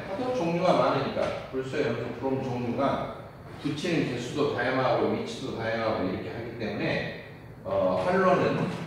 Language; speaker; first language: Korean; native; Korean